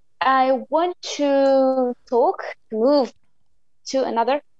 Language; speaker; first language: English; non-native, local second language; Arabic